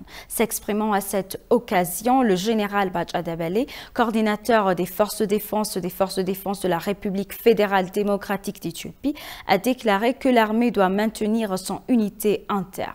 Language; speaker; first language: French; non-native, fluent; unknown